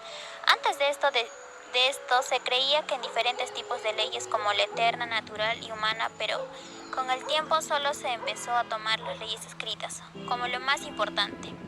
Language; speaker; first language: Spanish; native; Spanish